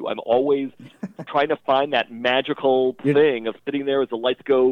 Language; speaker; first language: English; native; English